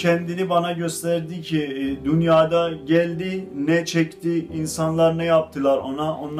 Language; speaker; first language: Turkish; non-native, learner; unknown